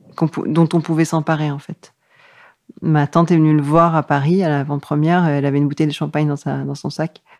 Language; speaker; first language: French; native; French